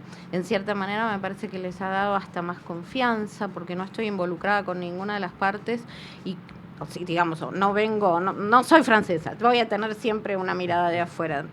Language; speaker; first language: Spanish; native; Spanish